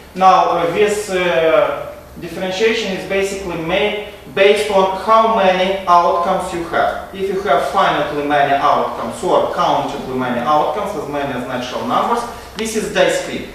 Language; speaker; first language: English; non-native, fluent; Romanian